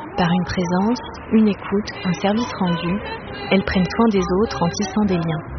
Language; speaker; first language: French; native; French